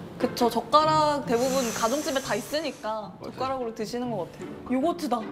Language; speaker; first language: Korean; native; Korean